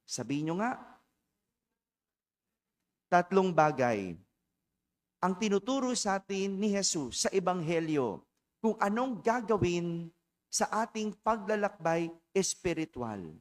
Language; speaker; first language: Filipino; native; Filipino